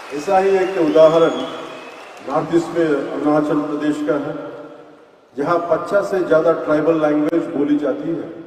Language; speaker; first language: Hindi; non-native, local second language; Telugu